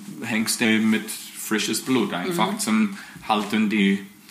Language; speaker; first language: German; non-native, fluent; English